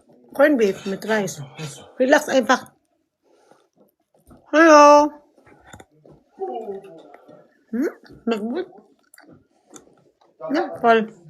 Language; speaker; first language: German; non-native, learner; Cebuano